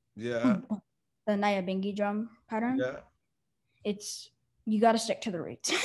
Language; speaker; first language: English; native; English